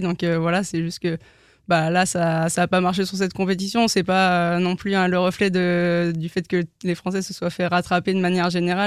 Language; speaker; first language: French; native; French